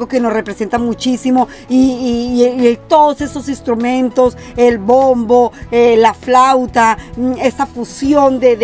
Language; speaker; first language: Spanish; native; Spanish